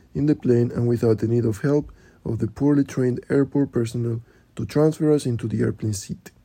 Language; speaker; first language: English; non-native, fluent; Spanish